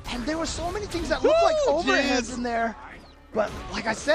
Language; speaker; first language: English; native; English